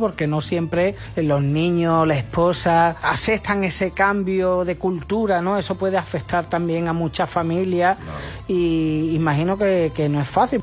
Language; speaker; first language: Spanish; native; Spanish